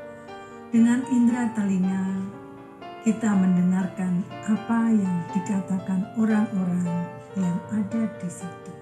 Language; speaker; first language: Indonesian; native; Indonesian